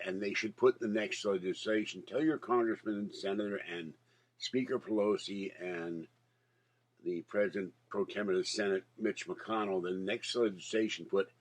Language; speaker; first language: English; native; English